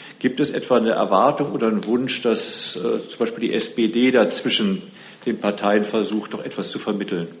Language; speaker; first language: German; native; German